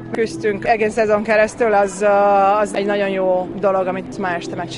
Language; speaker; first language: Hungarian; non-native, fluent; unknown